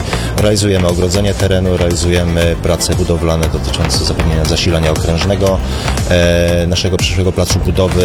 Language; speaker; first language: Polish; native; Polish